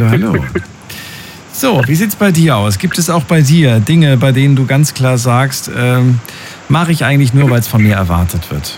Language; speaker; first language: German; native; German